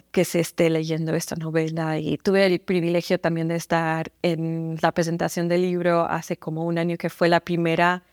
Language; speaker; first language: Spanish; non-native, fluent; English